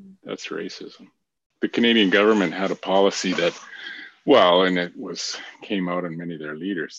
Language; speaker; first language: English; native; English